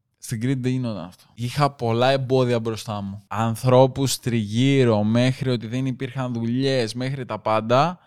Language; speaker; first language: Greek; native; Greek